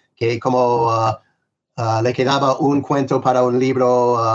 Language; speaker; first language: Spanish; non-native, fluent; English